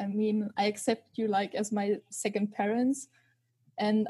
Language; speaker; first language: English; non-native, fluent; German